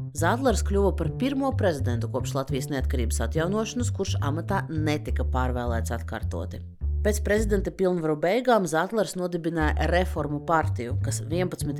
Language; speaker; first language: Latvian; native; Latvian